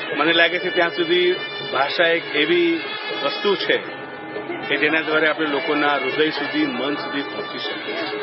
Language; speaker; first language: Gujarati; native; Gujarati